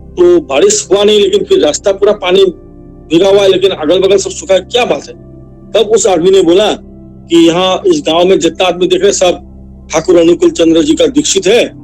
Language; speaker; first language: Hindi; non-native, local second language; Assamese